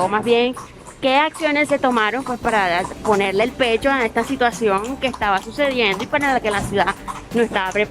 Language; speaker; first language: Spanish; native; Spanish